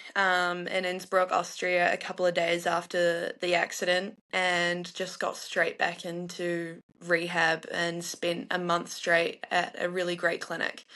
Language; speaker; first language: English; native; English